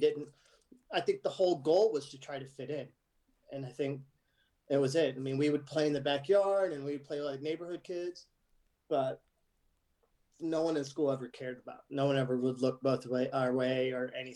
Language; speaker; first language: English; early bilingual, other home language; Arabic